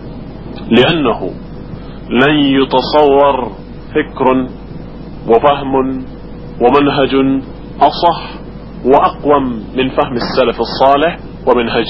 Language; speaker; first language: Arabic; non-native, fluent; Indonesian